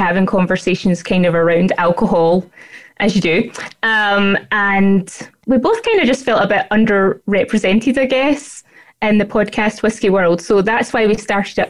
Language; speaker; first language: English; native; English